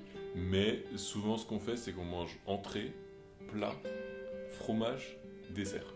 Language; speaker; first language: French; native; French